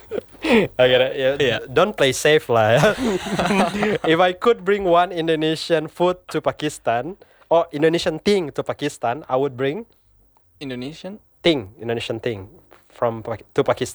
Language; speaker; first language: English; non-native, fluent; Indonesian